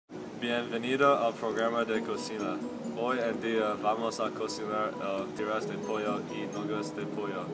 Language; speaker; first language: Spanish; non-native, learner; English